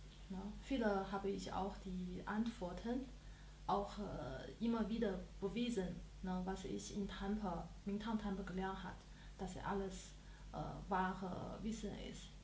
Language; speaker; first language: German; non-native, learner; Chinese